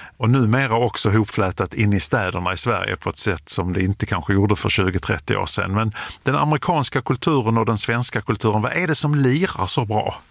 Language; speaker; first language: Swedish; native; Swedish